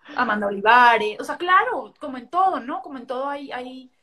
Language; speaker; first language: Spanish; native; Spanish